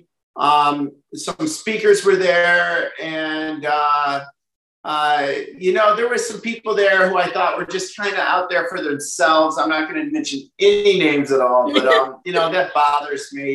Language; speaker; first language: English; native; English